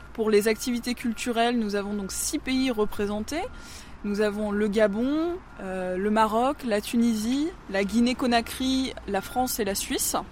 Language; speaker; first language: French; native; French